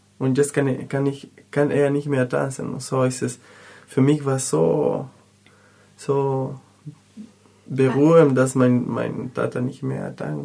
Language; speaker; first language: German; non-native, learner; Spanish